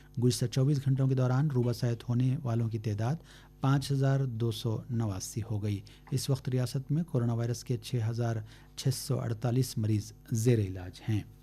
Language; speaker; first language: Hindi; native; Hindi